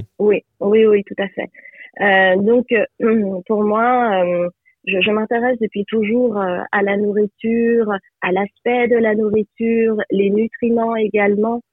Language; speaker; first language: French; early bilingual, other home language; Japanese